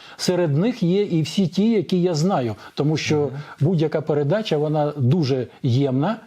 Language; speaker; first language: Ukrainian; non-native, local second language; Russian